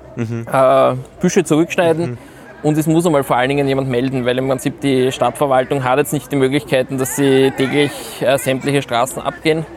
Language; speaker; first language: German; native; German